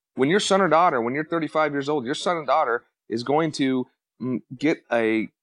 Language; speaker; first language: English; native; English